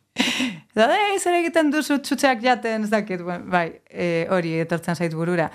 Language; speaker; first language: Basque; native; Basque